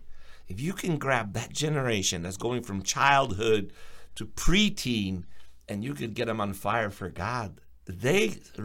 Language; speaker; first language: English; early bilingual, other home language; Ukrainian